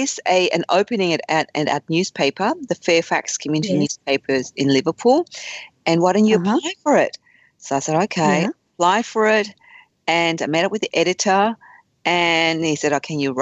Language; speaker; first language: English; native; English